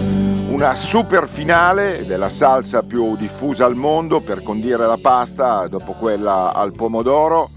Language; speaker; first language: Italian; native; Italian